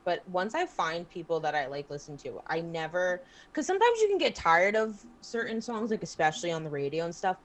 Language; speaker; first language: English; native; English